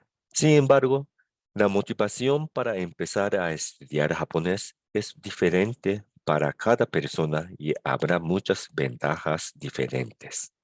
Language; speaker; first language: Spanish; non-native, fluent; Japanese